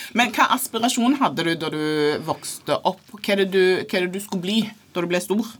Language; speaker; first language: Norwegian; non-native, fluent; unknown